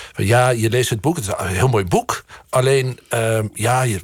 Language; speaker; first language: Dutch; native; Dutch